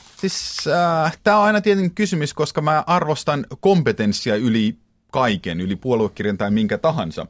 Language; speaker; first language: Finnish; early bilingual, heritage; Finnish